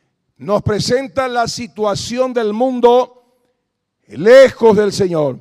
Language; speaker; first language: Spanish; native; Spanish